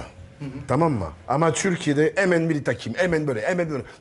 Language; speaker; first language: Turkish; non-native, learner; French